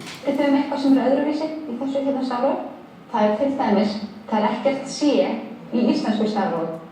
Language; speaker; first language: Icelandic; non-native, learner; Spanish